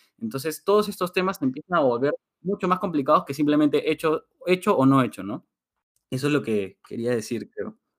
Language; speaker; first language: Spanish; native; Spanish